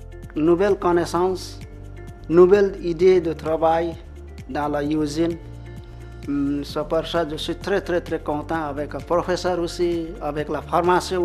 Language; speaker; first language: French; non-native, learner; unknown